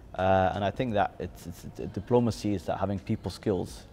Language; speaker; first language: English; native; English